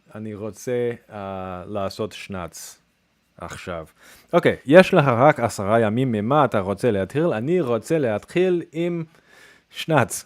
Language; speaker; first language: Hebrew; non-native, learner; English